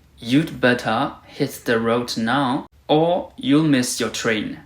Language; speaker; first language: English; non-native, fluent; Burmese